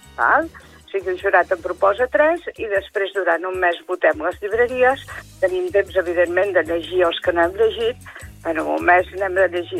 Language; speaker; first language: Catalan; native; Catalan